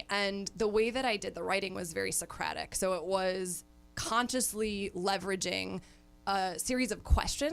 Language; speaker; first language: English; native; English